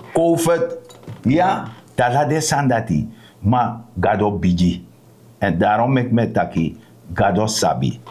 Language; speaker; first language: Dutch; non-native, local second language; Sranan Tongo